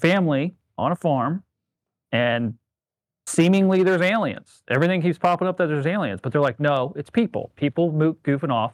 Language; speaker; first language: English; native; English